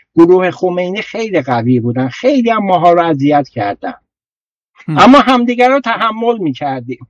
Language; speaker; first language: Persian; non-native, local second language; Azerbaijani